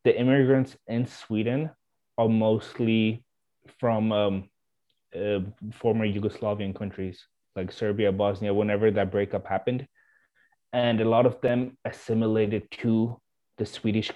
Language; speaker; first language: English; non-native, fluent; Swedish